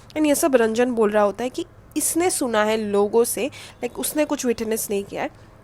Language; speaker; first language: Hindi; non-native, local second language; Bangla